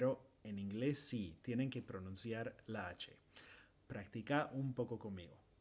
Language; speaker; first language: Spanish; non-native, fluent; English